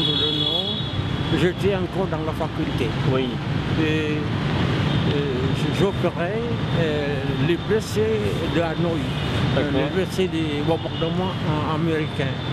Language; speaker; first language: French; non-native, local second language; Vietnamese